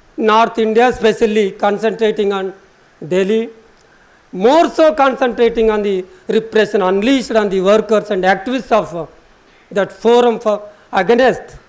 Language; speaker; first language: English; non-native, local second language; Telugu